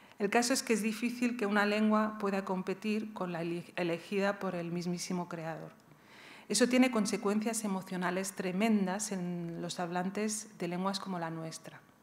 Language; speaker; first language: Spanish; early bilingual, other home language; Riffian